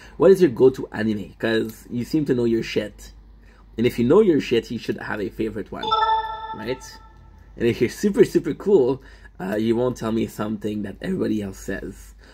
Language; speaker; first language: English; non-native, fluent; French